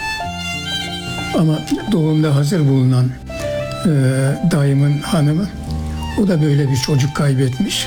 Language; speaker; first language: Turkish; native; Turkish